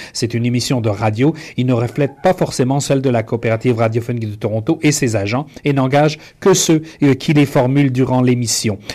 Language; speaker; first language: French; native; French